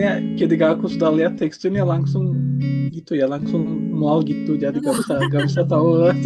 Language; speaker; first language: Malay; non-native, fluent; Turkish